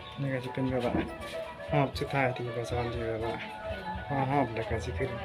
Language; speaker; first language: Thai; non-native, local second language; Lao